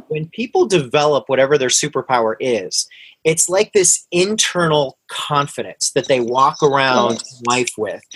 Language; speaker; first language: English; early bilingual, other home language; Hindi